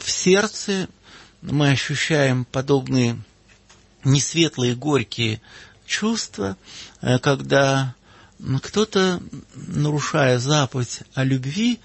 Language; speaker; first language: Russian; native; Russian